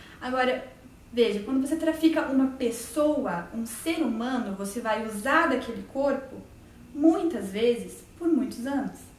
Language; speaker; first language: Portuguese; native; Portuguese